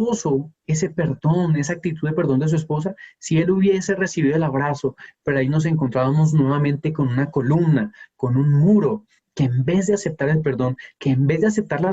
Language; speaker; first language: Spanish; native; Spanish